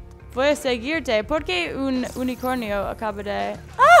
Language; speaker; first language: Spanish; non-native, learner; English